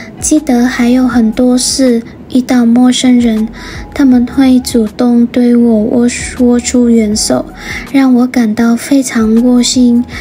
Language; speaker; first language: Chinese; non-native, fluent; Vietnamese